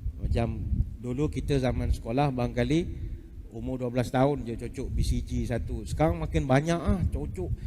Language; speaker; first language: Malay; native; Malay